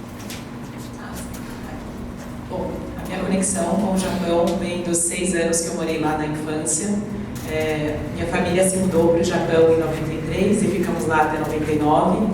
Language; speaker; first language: Portuguese; native; Portuguese